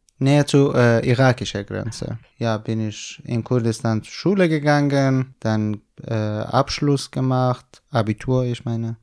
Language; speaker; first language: German; non-native, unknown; Central Kurdish